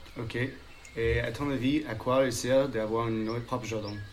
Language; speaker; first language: French; non-native, learner; English